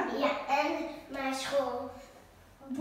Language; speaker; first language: Dutch; early bilingual, heritage; Dutch